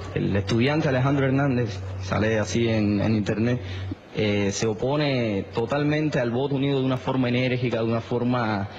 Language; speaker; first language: Spanish; native; Spanish